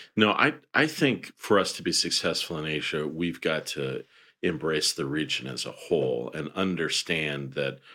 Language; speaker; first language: English; native; English